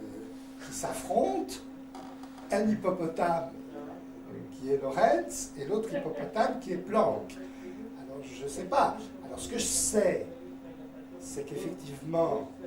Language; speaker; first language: French; native; French